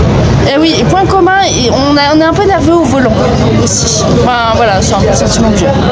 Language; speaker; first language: French; native; French